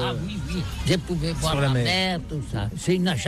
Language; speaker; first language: French; non-native, learner; Catalan